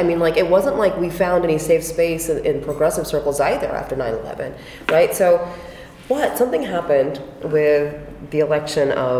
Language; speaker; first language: English; native; English